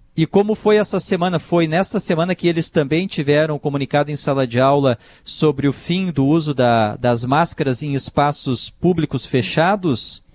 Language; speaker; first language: Portuguese; native; Portuguese